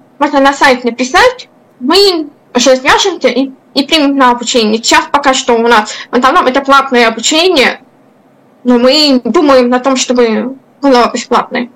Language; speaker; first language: Russian; non-native, local second language; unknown